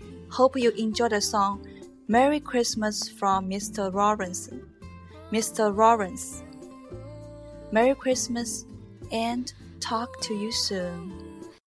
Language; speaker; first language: English; non-native, fluent; Chinese